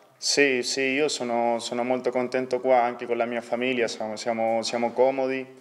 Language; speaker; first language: Italian; non-native, fluent; Spanish